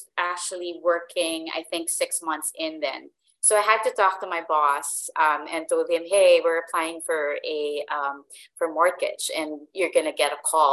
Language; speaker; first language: English; non-native, local second language; Filipino